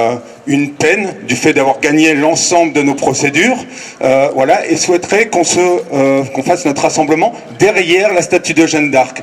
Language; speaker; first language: French; native; French